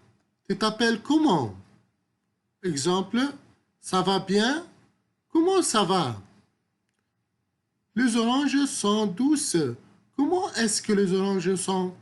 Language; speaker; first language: French; non-native, fluent; Arabic